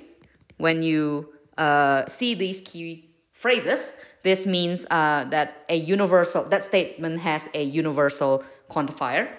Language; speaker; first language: English; non-native, fluent; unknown